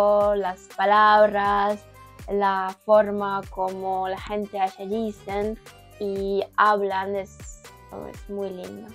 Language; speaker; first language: Spanish; non-native, learner; Ukrainian